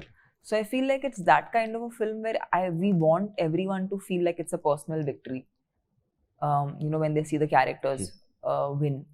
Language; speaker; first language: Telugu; non-native, fluent; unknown